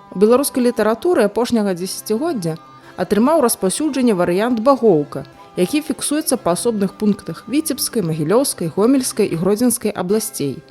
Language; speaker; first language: Belarusian; native; Belarusian